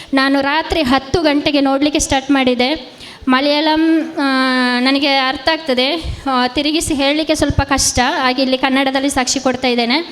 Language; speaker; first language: Kannada; non-native, local second language; Konkani